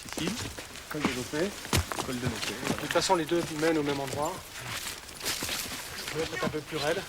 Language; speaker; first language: French; native; French